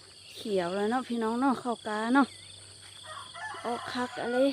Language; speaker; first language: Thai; non-native, local second language; Lao